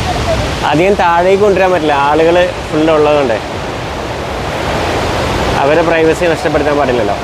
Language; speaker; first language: Malayalam; native; Malayalam